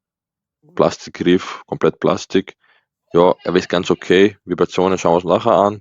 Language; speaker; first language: German; native; German